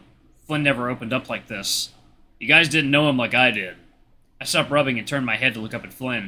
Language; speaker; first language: English; native; English